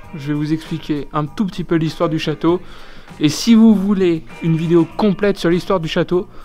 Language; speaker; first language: French; native; French